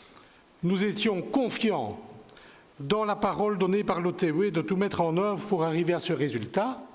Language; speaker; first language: French; native; French